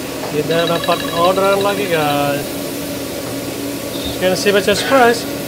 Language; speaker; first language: English; non-native, fluent; Indonesian